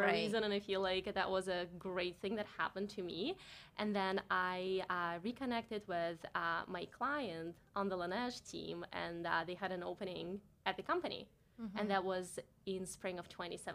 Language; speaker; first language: English; non-native, fluent; Russian